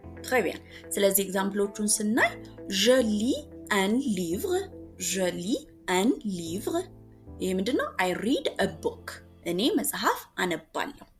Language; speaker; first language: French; non-native, fluent; Amharic